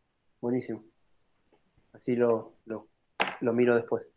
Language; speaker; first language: Spanish; native; Spanish